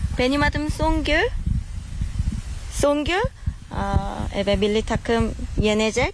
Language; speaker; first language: Turkish; non-native, learner; Korean